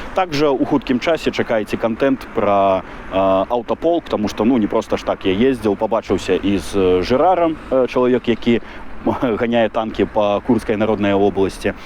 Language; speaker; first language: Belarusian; non-native, local second language; Russian